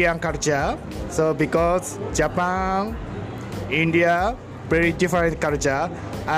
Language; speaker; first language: English; non-native, learner; Japanese